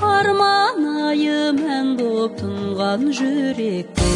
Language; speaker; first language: Russian; non-native, local second language; Kazakh